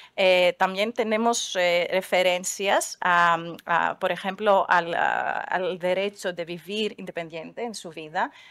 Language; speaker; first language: Spanish; non-native, fluent; Greek